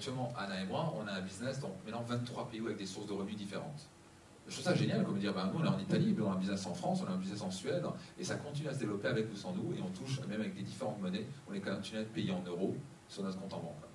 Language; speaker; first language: French; native; French